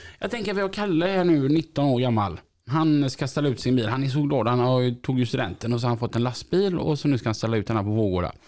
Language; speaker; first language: Swedish; native; Swedish